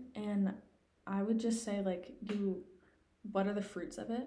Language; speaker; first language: English; native; English